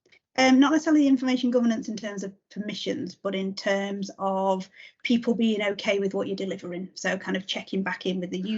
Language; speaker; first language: English; native; English